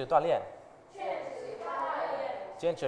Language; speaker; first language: Chinese; non-native, fluent; Vietnamese